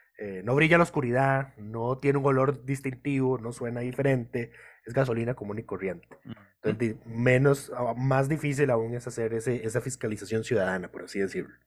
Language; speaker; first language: Spanish; native; Spanish